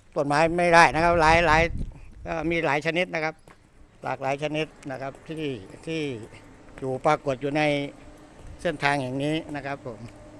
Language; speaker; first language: Thai; non-native, local second language; Northeastern Thai